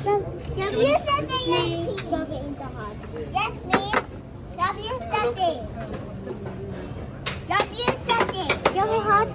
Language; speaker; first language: Swedish; early bilingual, other home language; Mongolian